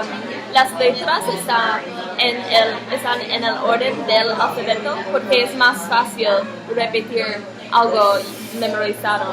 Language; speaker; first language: Spanish; non-native, learner; English